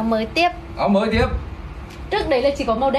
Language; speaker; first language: Vietnamese; native; Vietnamese